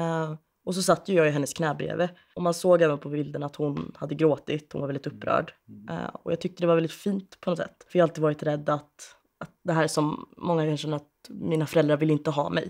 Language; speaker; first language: Swedish; native; Swedish